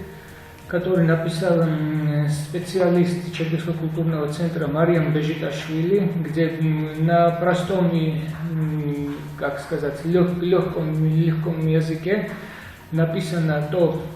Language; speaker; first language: Russian; non-native, local second language; Georgian